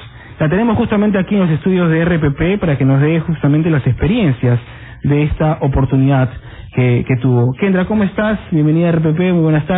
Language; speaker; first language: Spanish; native; Spanish